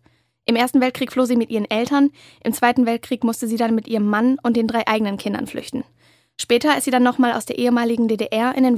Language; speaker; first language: German; native; German